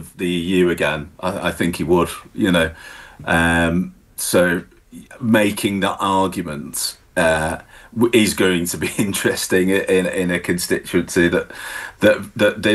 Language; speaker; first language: English; native; English